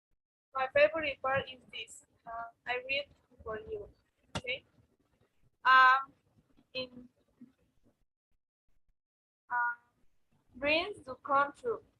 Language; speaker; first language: English; non-native, learner; Spanish